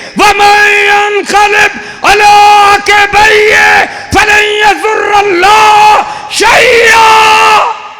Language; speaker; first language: Urdu; non-native, local second language; Punjabi